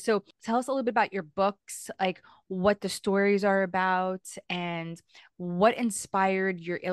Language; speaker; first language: English; native; English